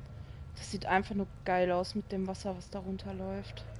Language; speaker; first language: German; native; German